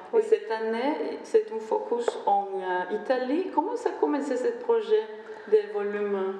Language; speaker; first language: French; non-native, fluent; Spanish